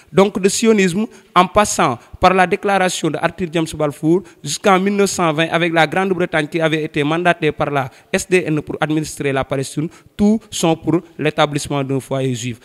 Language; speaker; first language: French; non-native, local second language; Wolof